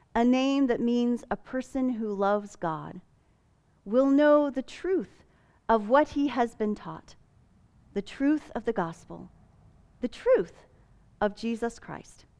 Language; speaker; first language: English; native; English